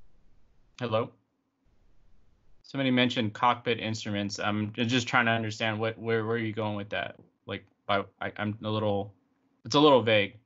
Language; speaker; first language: English; native; English